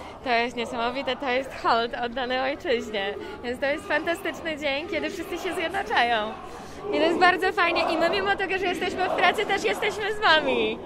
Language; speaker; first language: Polish; non-native, fluent; Russian